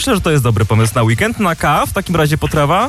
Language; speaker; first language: Polish; native; Polish